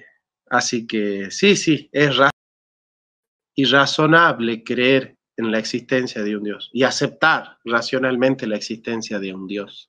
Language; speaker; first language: Spanish; native; Spanish